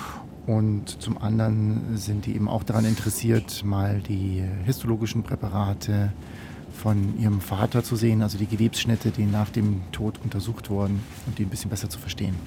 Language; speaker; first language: German; native; German